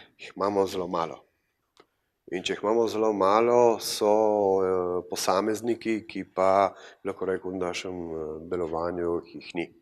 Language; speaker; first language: Slovenian; native; Slovenian